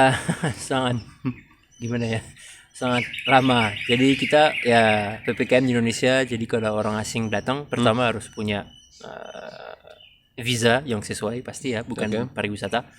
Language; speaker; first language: Indonesian; non-native, fluent; French